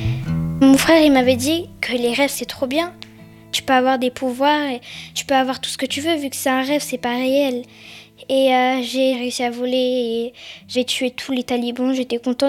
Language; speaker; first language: French; early bilingual, other home language; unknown